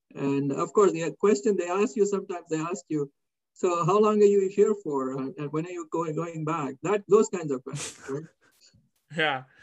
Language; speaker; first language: English; non-native, local second language; Kannada